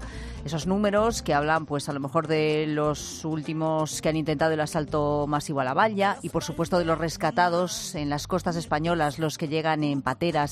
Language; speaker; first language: Spanish; native; Spanish